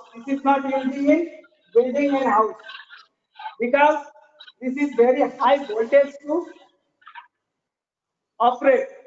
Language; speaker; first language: English; non-native, learner; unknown